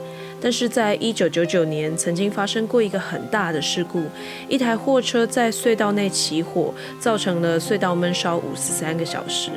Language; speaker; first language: Chinese; native; Chinese